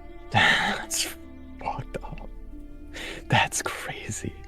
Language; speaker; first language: English; native; English